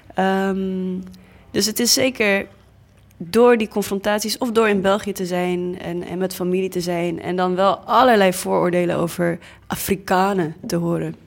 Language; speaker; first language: Dutch; early bilingual, other home language; English